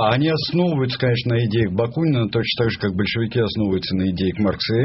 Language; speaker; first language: Russian; native; Russian